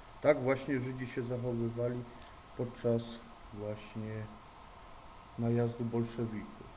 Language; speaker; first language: Polish; native; Polish